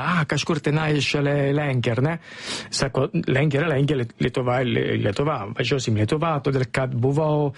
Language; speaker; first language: Lithuanian; non-native, fluent; Italian